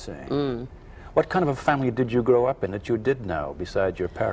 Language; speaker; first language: English; native; English